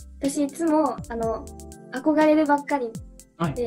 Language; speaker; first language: Japanese; native; Japanese